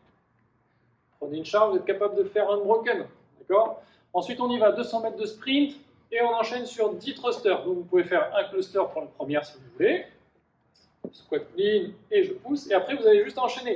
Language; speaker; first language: French; native; French